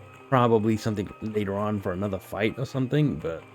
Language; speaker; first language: English; native; English